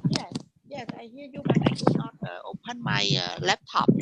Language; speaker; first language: English; non-native, learner; Vietnamese